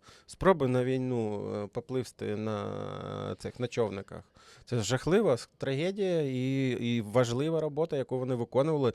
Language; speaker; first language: Ukrainian; native; Ukrainian